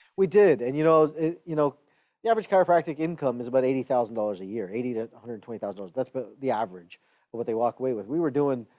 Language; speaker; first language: English; early bilingual, other home language; Hindi